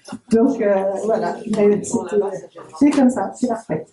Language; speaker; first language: French; native; French